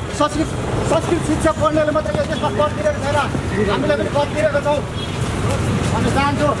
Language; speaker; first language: Nepali; non-native, local second language; Limburgish